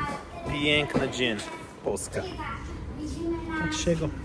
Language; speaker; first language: Polish; non-native, learner; English